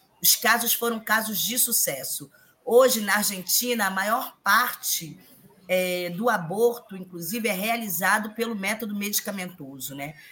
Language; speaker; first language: Portuguese; native; Portuguese